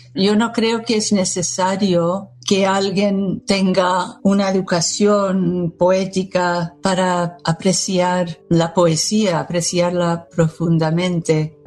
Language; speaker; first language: Spanish; non-native, fluent; English